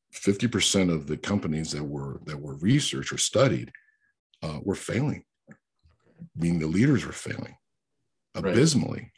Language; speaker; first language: English; early bilingual, other home language; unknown